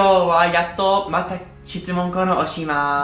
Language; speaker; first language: Japanese; non-native, learner; English